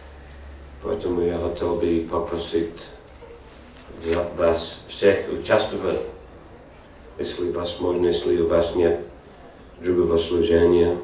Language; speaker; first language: Russian; non-native, learner; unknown